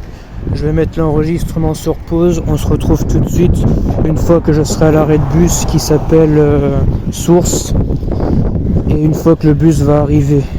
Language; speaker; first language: French; native; French